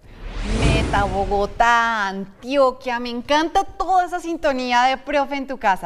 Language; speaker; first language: Spanish; native; Spanish